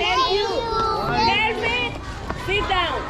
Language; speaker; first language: English; non-native, local second language; Swahili